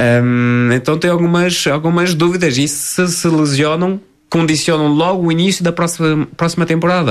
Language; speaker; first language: Portuguese; native; Portuguese